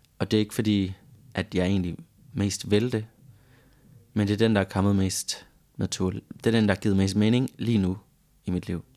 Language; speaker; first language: Danish; non-native, fluent; Spanish